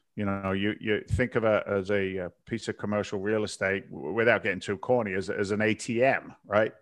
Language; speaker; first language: English; native; English